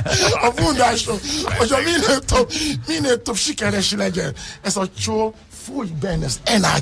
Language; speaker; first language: Hungarian; non-native, learner; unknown